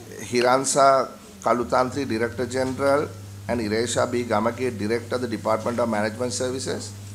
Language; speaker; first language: English; non-native, local second language; Sinhala